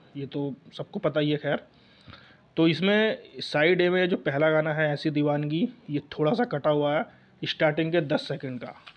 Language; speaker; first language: Hindi; native; Hindi